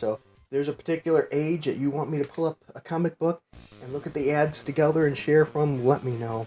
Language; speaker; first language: English; native; English